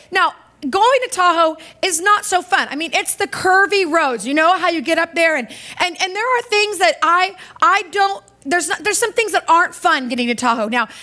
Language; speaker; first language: English; native; English